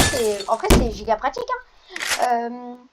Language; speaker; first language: French; native; French